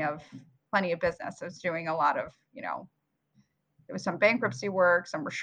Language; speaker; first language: English; native; English